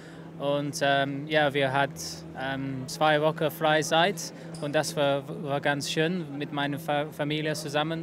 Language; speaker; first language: German; non-native, learner; English